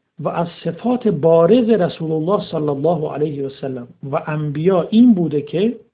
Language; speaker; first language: Persian; native; Persian